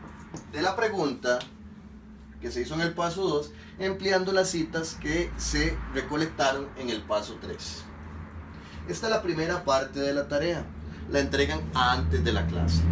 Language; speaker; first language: Spanish; native; Spanish